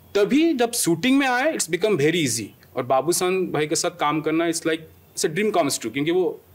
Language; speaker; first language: Hindi; non-native, local second language; Odia